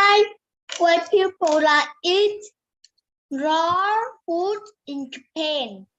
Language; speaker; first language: English; non-native, learner; Vietnamese